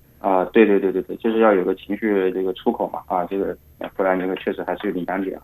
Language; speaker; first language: Chinese; native; Chinese